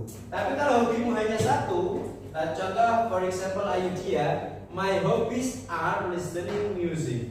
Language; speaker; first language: Indonesian; native; Indonesian